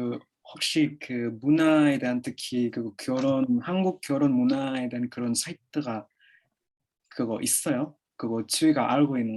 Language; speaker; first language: Korean; non-native, learner; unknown